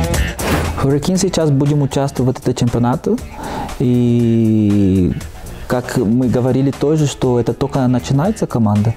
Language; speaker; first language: Russian; non-native, fluent; Portuguese